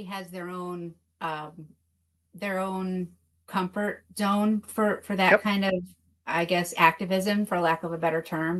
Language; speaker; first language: English; native; English